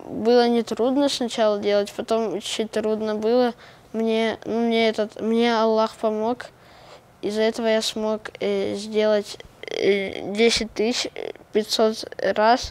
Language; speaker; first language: Russian; non-native, local second language; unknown